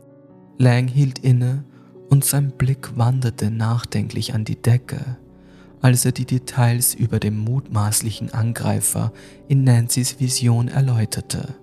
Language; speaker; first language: German; native; German